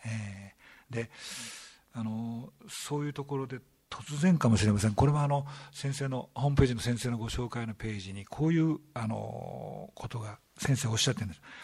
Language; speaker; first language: Japanese; native; Japanese